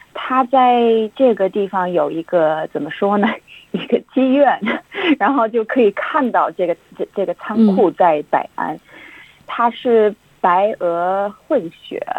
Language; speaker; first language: Chinese; non-native, fluent; English